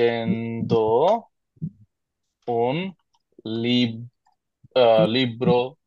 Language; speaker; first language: Italian; non-native, fluent; Bangla